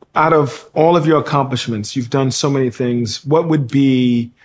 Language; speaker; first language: English; native; English